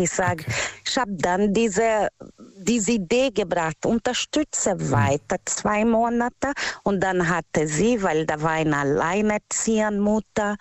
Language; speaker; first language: German; non-native, learner; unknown